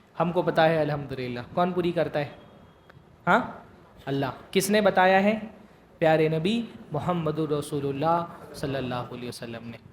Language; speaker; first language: Urdu; native; Urdu